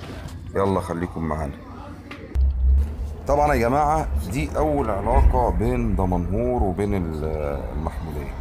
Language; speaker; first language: Arabic; native; Arabic